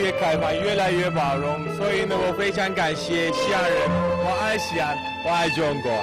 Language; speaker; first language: Chinese; non-native, fluent; Turkish